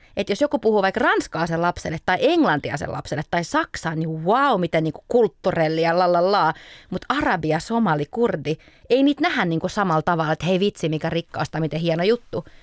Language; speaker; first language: Finnish; early bilingual, other home language; Arabic